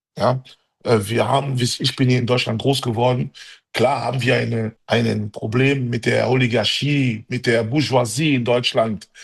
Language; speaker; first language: German; early bilingual, other home language; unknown